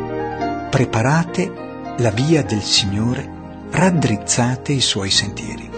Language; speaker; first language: Italian; native; Italian